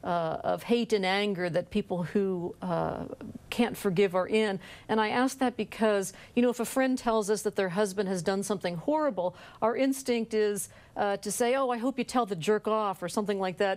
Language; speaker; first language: English; native; English